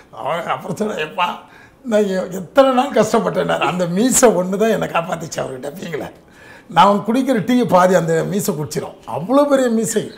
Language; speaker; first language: Tamil; native; Tamil